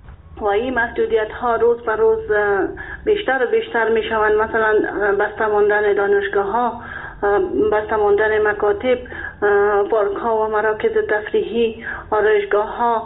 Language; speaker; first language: Persian; native; Persian